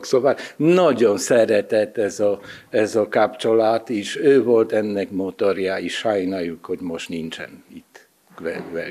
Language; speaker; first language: Hungarian; non-native, learner; Polish